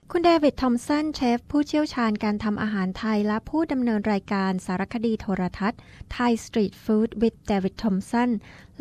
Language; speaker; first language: Thai; native; Thai